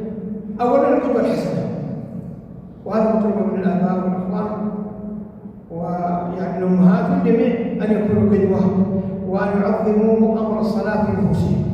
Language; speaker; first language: Arabic; native; Arabic